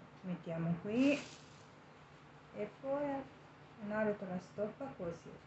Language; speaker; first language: Italian; non-native, learner; Japanese